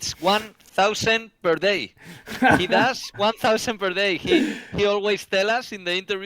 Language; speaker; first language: English; non-native, learner; Spanish